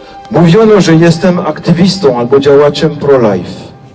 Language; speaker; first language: Polish; non-native, fluent; French